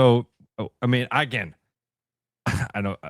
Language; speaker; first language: English; native; English